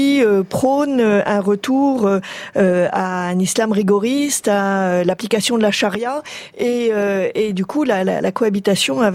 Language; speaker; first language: French; native; French